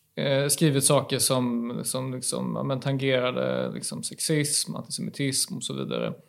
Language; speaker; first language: Swedish; native; Swedish